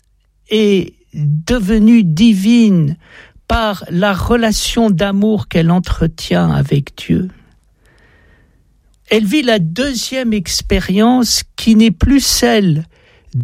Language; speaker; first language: French; native; French